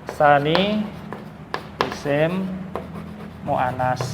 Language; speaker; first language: Arabic; non-native, fluent; Indonesian